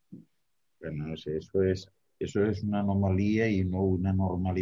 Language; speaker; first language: Spanish; native; Spanish